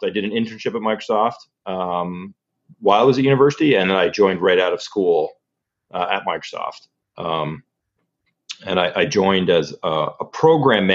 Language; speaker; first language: English; native; English